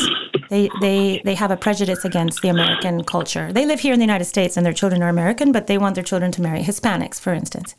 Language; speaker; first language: English; non-native, fluent; Spanish